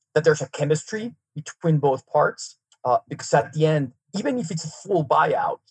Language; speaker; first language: English; non-native, fluent; Serbian